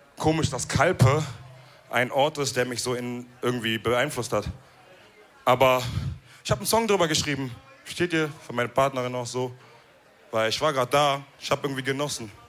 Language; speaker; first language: German; early bilingual, other home language; Wolof